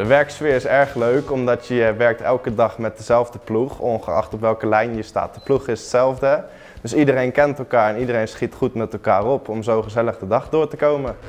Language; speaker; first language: Dutch; native; Dutch